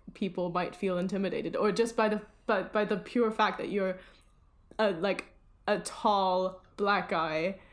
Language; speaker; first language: English; early bilingual, other home language; German